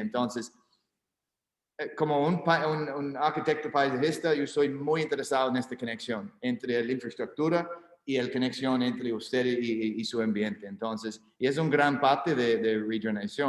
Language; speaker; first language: Spanish; non-native, learner; English